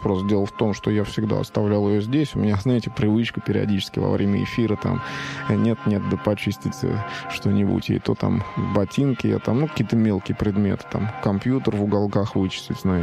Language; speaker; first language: Russian; native; Russian